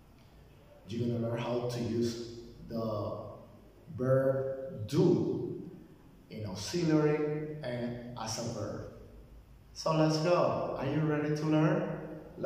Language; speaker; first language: English; non-native, fluent; Spanish